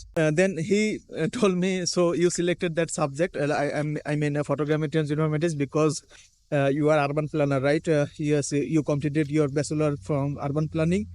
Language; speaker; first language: English; non-native, local second language; Bangla